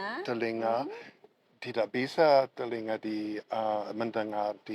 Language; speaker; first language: Indonesian; non-native, learner; English